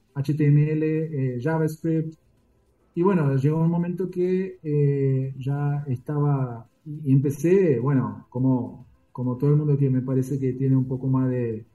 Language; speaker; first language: Spanish; early bilingual, heritage; Spanish